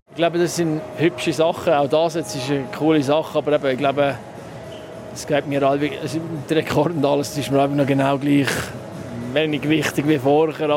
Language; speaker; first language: German; native; German